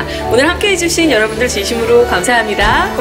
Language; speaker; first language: Korean; native; Korean